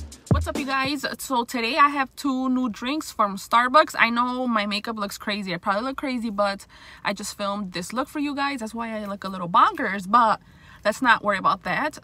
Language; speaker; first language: English; early bilingual, other home language; Spanish